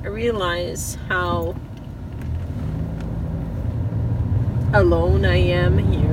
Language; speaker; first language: English; non-native, fluent; French